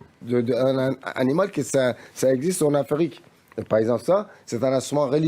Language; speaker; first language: French; non-native, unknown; Persian